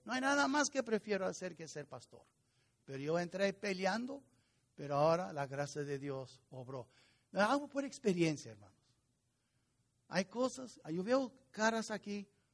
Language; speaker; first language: Spanish; non-native, fluent; English